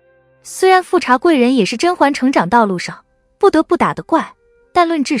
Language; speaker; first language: Chinese; native; Chinese